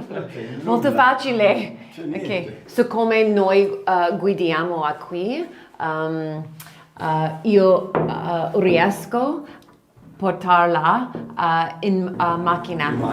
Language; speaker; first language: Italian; non-native, learner; English